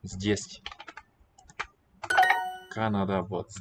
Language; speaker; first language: Russian; non-native, learner; English